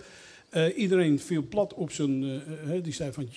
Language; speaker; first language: Dutch; native; Dutch